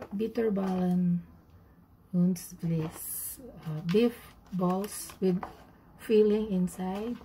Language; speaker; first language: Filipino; native; Filipino